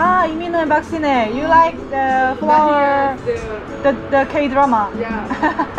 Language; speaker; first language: English; non-native, learner; Korean